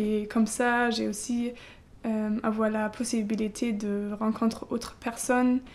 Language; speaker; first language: French; non-native, learner; German